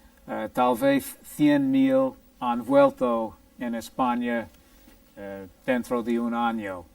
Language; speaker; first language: Spanish; non-native, fluent; English